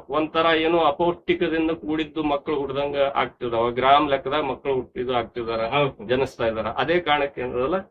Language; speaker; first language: Kannada; non-native, local second language; Telugu